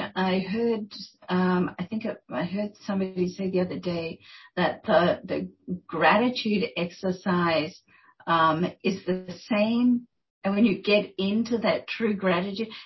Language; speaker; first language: English; native; English